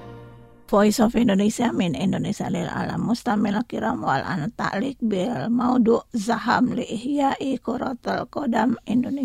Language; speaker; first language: Arabic; non-native, fluent; Indonesian